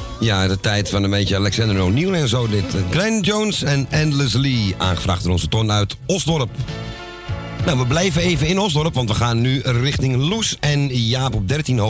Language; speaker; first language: Dutch; native; Dutch